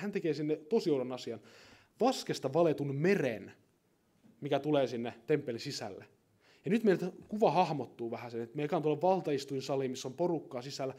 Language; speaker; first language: Finnish; native; Finnish